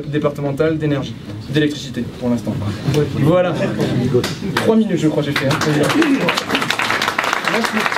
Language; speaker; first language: French; native; French